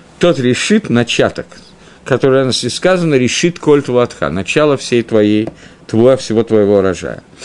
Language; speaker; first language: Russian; early bilingual, heritage; Russian